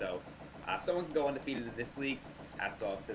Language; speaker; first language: English; native; English